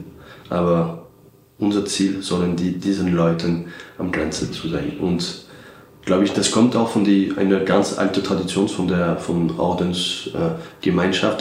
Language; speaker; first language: German; non-native, fluent; French